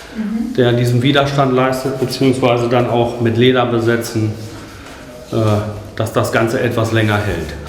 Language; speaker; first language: German; native; German